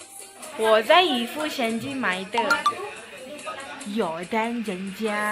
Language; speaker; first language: Chinese; non-native, learner; Malay